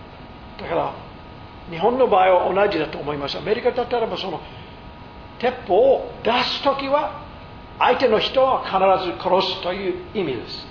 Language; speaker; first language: Japanese; non-native, fluent; English